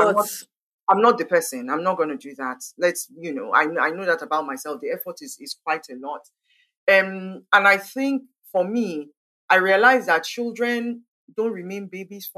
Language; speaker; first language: English; non-native, local second language; Igbo